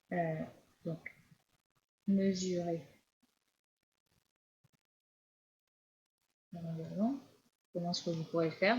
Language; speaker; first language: French; native; French